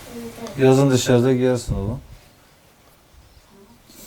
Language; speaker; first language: Turkish; native; Turkish